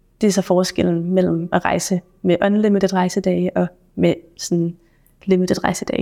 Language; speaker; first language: Danish; native; Danish